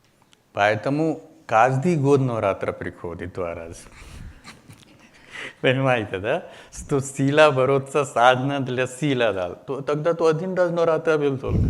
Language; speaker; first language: Russian; non-native, learner; Hindi